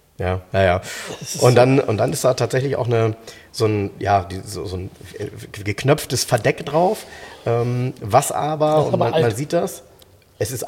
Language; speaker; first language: German; native; German